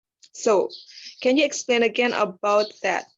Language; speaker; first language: English; non-native, learner; Indonesian